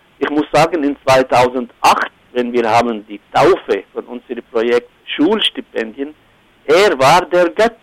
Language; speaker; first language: German; non-native, fluent; Arabic